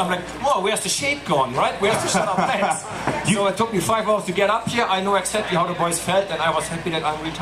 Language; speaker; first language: English; non-native, fluent; German